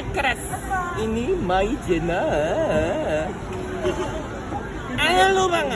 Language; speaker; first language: Indonesian; non-native, learner; Korean